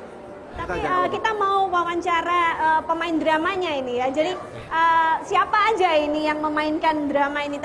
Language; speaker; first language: Indonesian; native; Indonesian